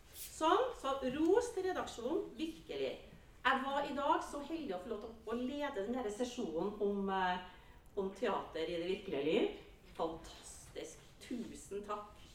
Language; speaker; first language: Norwegian; native; Norwegian